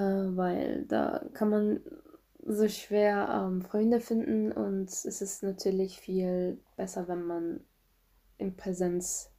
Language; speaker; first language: German; non-native, fluent; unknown